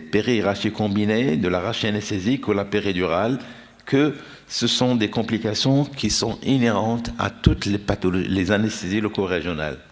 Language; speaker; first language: French; non-native, local second language; Arabic